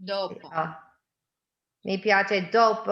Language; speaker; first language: Italian; non-native, learner; English